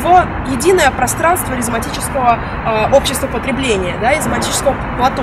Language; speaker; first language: Russian; native; Russian